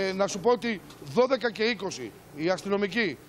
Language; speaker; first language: Greek; native; Greek